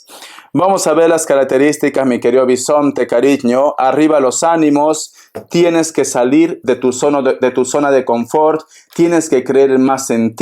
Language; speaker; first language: Spanish; native; Spanish